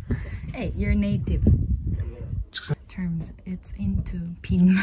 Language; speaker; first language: English; non-native, fluent; Korean